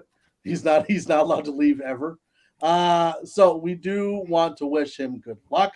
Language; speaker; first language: English; native; English